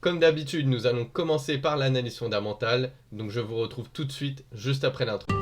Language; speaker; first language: French; native; French